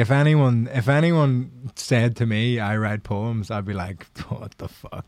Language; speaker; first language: English; native; English